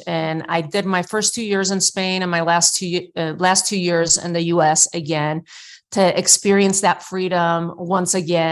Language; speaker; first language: English; non-native, fluent; Spanish